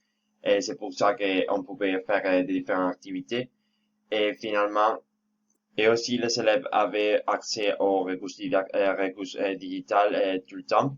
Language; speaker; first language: French; non-native, fluent; Spanish